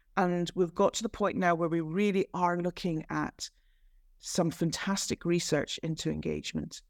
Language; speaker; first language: English; native; English